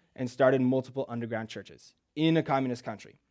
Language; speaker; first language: English; early bilingual, other home language; Russian